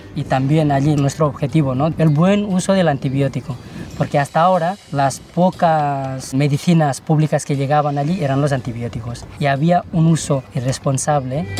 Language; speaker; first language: Spanish; early bilingual, other home language; Nepali